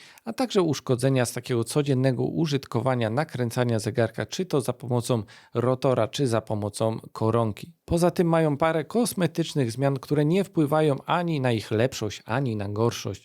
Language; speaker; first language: Polish; native; Polish